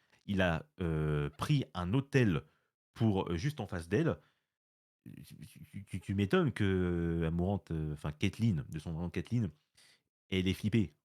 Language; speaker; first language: French; native; French